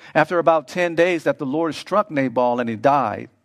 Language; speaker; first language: English; native; English